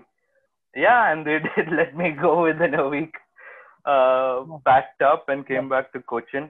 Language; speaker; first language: English; non-native, local second language; Malayalam